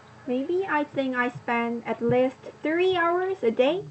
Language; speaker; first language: English; non-native, learner; Korean